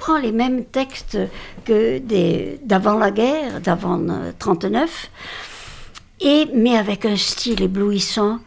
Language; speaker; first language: French; native; French